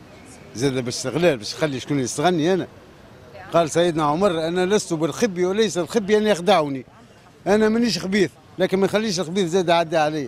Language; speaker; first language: Arabic; native; Arabic